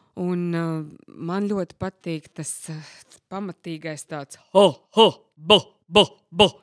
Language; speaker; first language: Latvian; native; Latvian